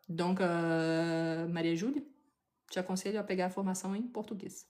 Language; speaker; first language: Portuguese; native; Portuguese